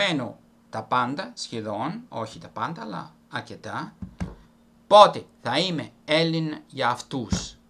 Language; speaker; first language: Greek; non-native, fluent; Italian